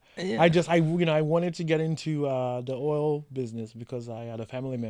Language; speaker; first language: English; non-native, local second language; Yoruba